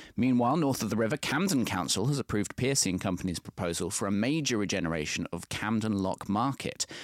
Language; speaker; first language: English; native; English